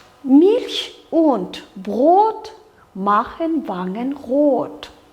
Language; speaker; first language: German; non-native, fluent; Kyrgyz